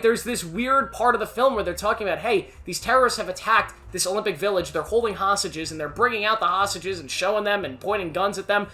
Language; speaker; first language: English; native; English